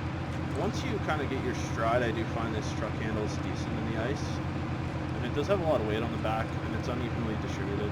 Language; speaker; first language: English; native; English